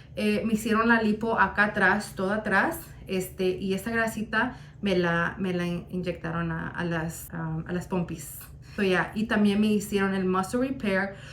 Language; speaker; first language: Spanish; early bilingual, heritage; Spanish